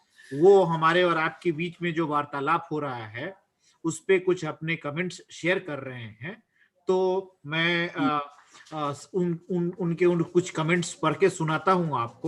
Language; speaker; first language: Hindi; native; Hindi